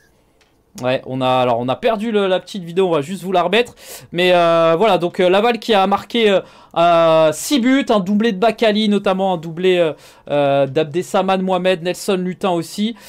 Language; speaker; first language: French; native; French